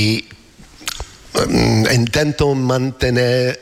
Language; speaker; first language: Spanish; non-native, learner; English